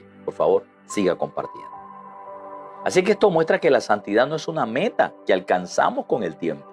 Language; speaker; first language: Spanish; native; Spanish